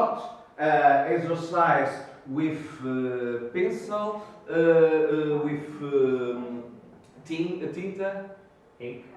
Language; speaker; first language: English; non-native, learner; Portuguese